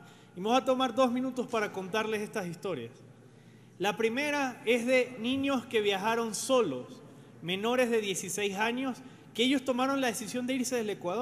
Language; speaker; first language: Spanish; native; Spanish